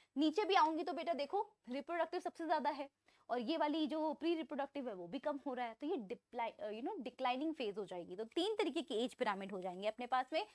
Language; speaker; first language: Hindi; native; Hindi